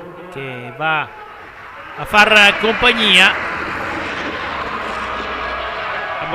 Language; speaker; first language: Italian; native; Italian